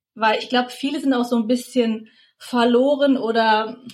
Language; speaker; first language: German; early bilingual, other home language; Russian